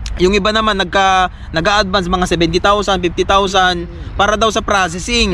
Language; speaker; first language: Filipino; non-native, local second language; Iloko